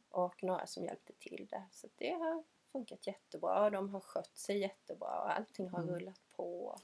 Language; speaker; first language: Swedish; native; Swedish